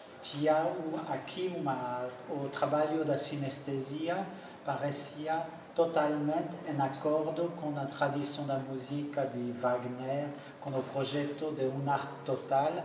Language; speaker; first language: Portuguese; non-native, learner; French